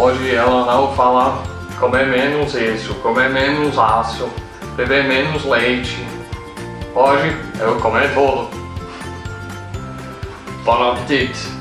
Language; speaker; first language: Portuguese; non-native, learner; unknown